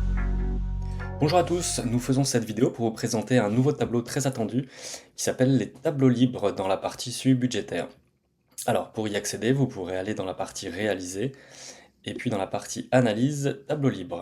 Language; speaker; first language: French; native; French